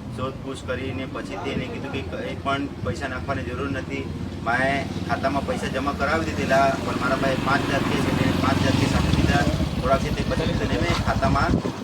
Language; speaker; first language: Gujarati; non-native, local second language; Kukna